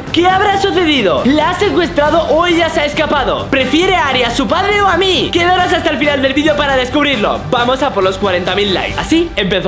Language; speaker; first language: Spanish; native; Spanish